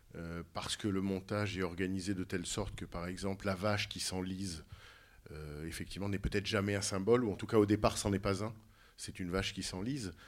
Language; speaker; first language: French; native; French